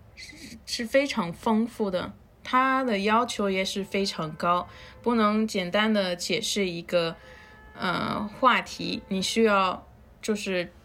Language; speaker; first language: Chinese; non-native, fluent; Spanish